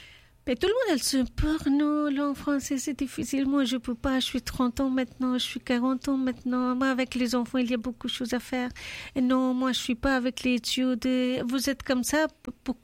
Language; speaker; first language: French; non-native, learner; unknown